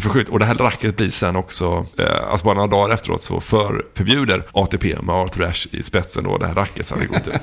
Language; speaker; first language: Swedish; native; Swedish